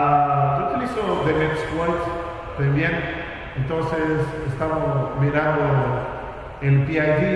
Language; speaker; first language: Spanish; non-native, fluent; Portuguese